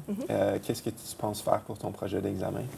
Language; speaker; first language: French; native; French